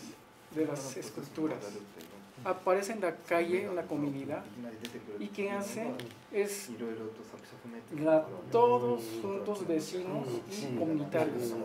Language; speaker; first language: Spanish; non-native, learner; Japanese